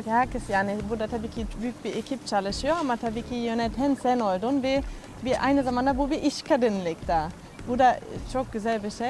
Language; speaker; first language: Turkish; non-native, fluent; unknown